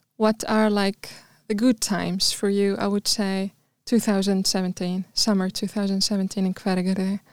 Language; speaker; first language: English; non-native, fluent; Arabic